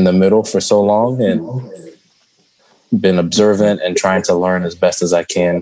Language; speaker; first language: English; early bilingual, other home language; Shona